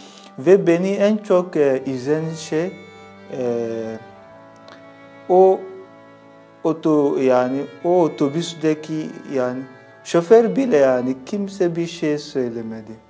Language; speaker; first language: Turkish; non-native, fluent; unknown